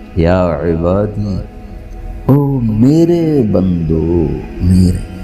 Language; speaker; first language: Urdu; non-native, local second language; Punjabi